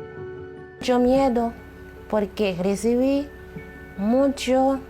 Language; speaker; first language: Spanish; non-native, learner; Haitian Creole